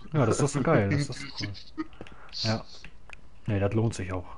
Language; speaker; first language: German; native; German